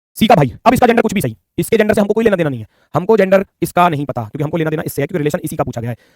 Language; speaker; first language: Hindi; native; Hindi